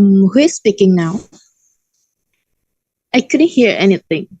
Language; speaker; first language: English; non-native, learner; Indonesian